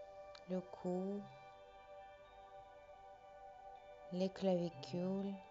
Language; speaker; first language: French; non-native, fluent; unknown